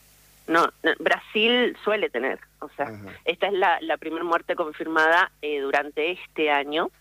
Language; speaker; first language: Spanish; native; Spanish